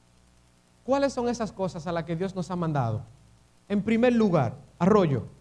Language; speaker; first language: Spanish; native; Spanish